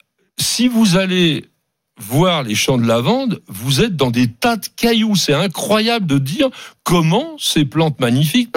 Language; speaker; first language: French; native; French